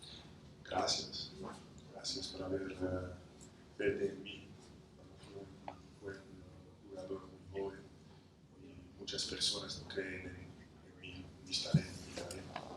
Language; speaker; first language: Spanish; non-native, fluent; English